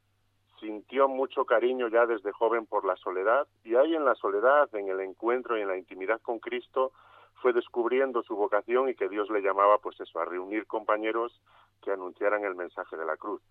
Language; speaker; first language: Spanish; native; Spanish